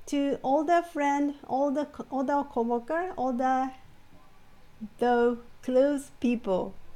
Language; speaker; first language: English; non-native, fluent; Japanese